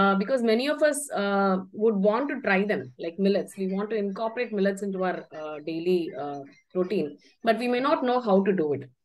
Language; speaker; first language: English; non-native, local second language; Tamil